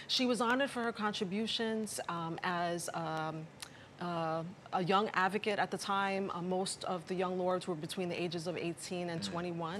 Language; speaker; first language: English; early bilingual, other home language; Spanish